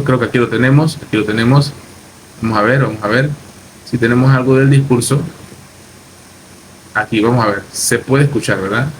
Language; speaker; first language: Spanish; native; Spanish